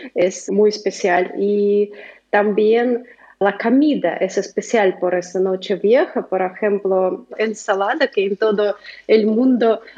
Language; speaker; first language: Spanish; non-native, learner; Russian